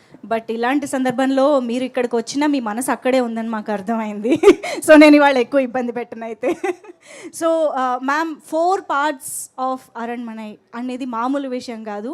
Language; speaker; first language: Telugu; native; Telugu